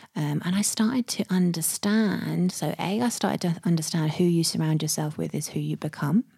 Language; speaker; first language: English; native; English